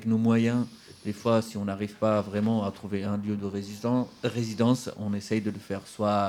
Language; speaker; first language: French; non-native, fluent; Central Kurdish